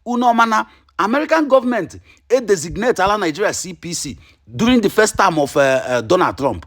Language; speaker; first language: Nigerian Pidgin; non-native, local second language; Igbo